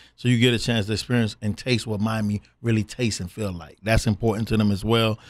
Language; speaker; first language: English; native; English